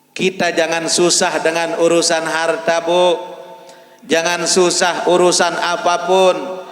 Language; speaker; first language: Malay; non-native, local second language; Sasak